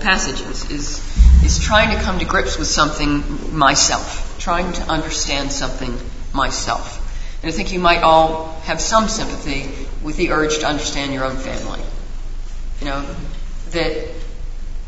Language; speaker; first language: English; native; English